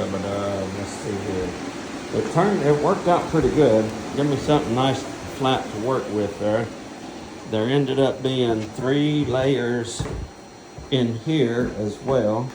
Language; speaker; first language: English; native; English